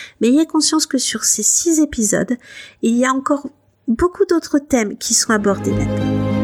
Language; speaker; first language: French; native; French